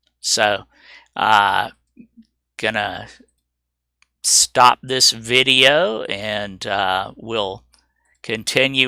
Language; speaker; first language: English; native; English